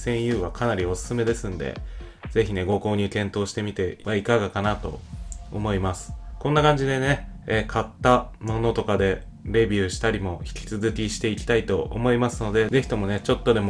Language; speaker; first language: Japanese; native; Japanese